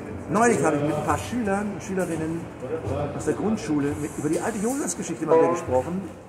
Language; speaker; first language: German; native; German